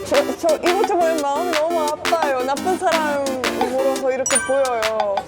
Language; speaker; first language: Korean; non-native, learner; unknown